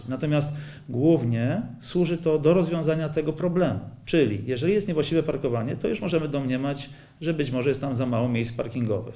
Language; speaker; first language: Polish; native; Polish